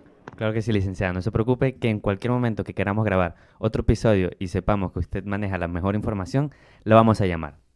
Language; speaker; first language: Spanish; native; Spanish